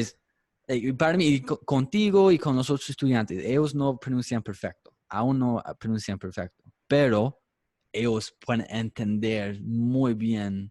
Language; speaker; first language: Spanish; non-native, fluent; English